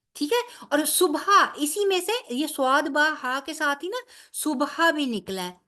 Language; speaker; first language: Urdu; non-native, local second language; Punjabi